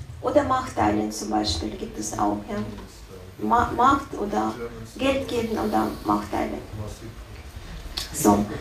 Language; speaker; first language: German; non-native, learner; Russian